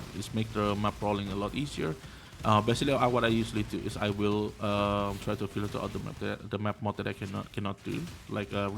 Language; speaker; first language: English; non-native, fluent; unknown